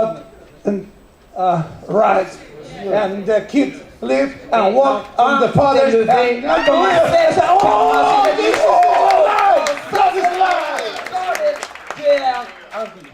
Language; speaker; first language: English; non-native, learner; Spanish